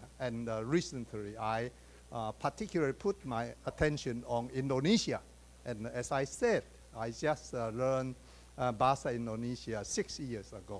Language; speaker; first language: English; non-native, fluent; Chinese